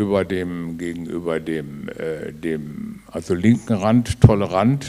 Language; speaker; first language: German; native; German